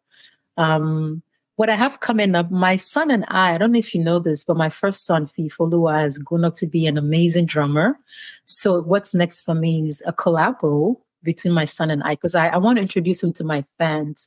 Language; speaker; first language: English; non-native, local second language; Yoruba